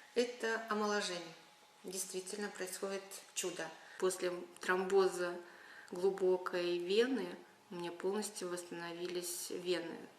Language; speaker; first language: Russian; native; Russian